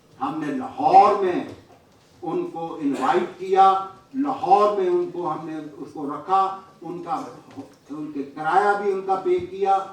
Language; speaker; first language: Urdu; non-native, local second language; Punjabi